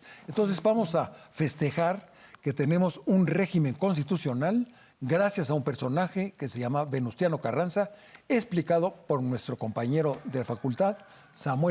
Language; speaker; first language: Spanish; native; Spanish